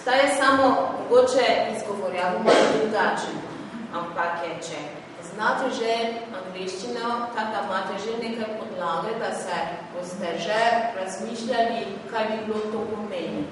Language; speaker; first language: Slovenian; non-native, fluent; French